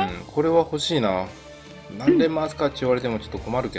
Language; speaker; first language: Japanese; native; Japanese